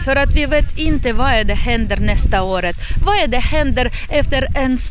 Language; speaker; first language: Swedish; non-native, learner; Ukrainian